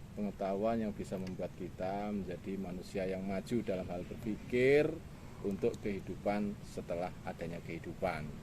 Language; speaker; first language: Indonesian; non-native, local second language; Javanese